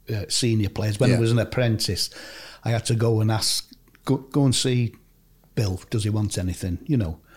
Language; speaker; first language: English; native; English